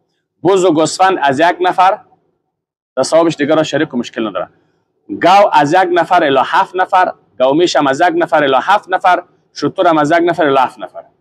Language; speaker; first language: Persian; native; Persian